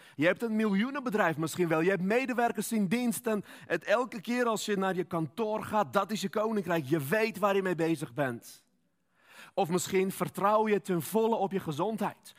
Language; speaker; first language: Dutch; non-native, fluent; Armenian